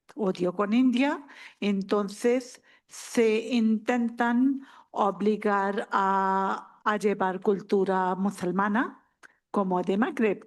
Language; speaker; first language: Spanish; non-native, learner; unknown